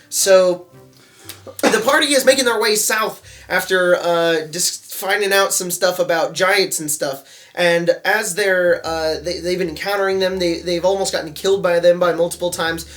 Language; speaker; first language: English; native; English